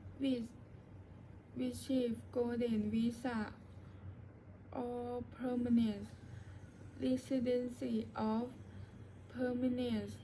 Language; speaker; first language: English; non-native, learner; Thai